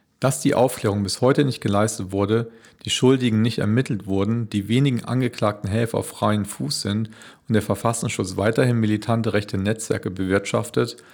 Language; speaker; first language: German; native; German